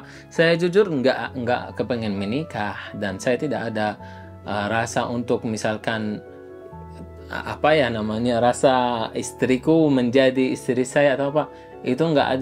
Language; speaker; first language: Indonesian; non-native, fluent; Arabic